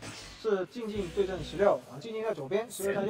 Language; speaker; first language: Chinese; native; Chinese